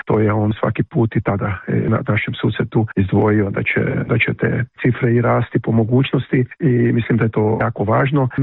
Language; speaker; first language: Croatian; early bilingual, heritage; Croatian